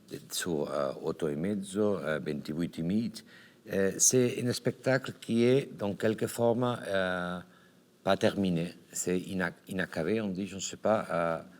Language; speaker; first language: French; non-native, learner; Catalan